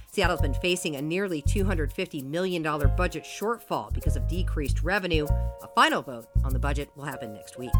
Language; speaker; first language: English; native; English